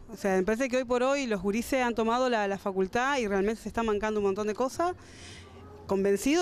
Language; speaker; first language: Spanish; native; Spanish